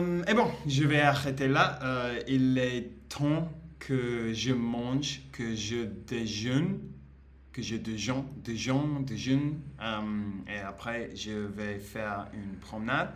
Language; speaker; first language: French; non-native, learner; Spanish